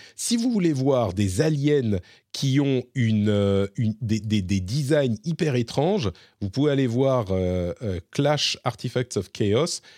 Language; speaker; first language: French; native; French